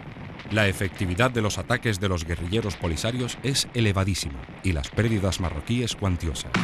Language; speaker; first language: Spanish; native; Spanish